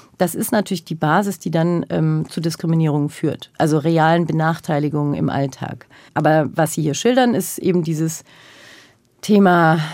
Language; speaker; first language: German; early bilingual, other home language; Turkish